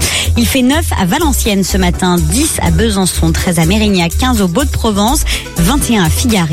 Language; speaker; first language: French; native; French